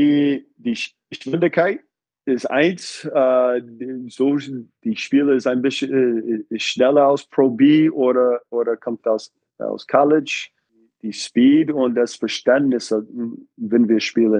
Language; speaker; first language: German; non-native, fluent; English